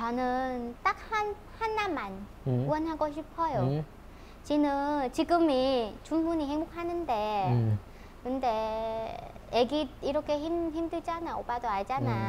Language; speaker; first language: Korean; non-native, local second language; Vietnamese